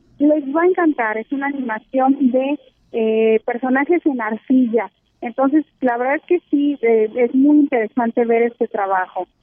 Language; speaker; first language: Spanish; native; Spanish